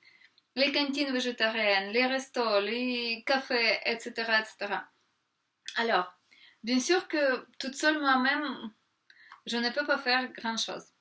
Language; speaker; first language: French; non-native, fluent; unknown